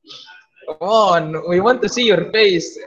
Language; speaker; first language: English; non-native, fluent; Indonesian